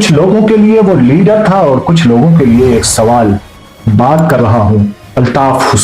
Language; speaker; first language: Urdu; native; Urdu